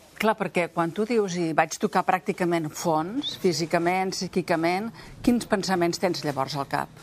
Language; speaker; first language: Catalan; native; Catalan